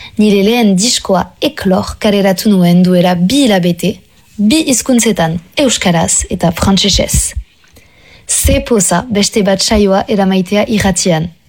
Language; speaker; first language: Basque; non-native, local second language; French